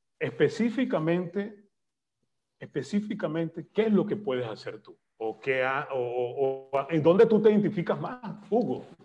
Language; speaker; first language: Spanish; native; Spanish